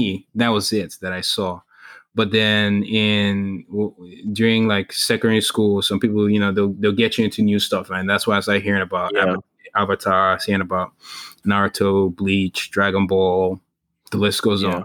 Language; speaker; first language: English; non-native, local second language; Igbo